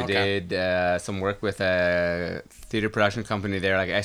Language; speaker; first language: English; non-native, fluent; Persian